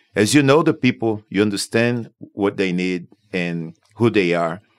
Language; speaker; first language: English; non-native, learner; Portuguese